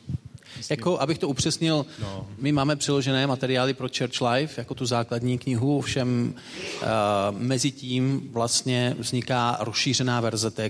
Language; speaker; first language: Czech; native; Czech